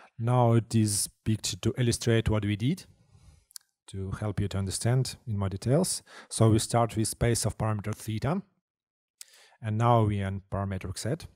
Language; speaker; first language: English; non-native, fluent; Russian